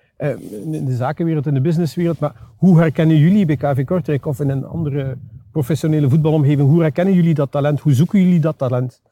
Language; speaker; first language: Dutch; native; Dutch